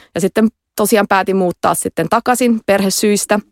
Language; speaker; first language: Finnish; non-native, local second language; Russian